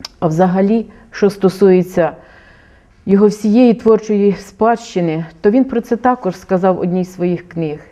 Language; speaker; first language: Ukrainian; native; Ukrainian